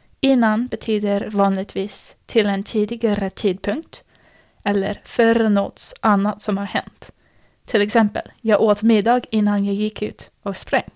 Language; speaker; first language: Swedish; non-native, fluent; English